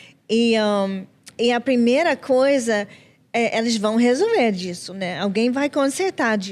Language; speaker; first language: Portuguese; non-native, fluent; English